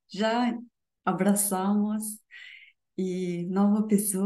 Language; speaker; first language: Portuguese; non-native, learner; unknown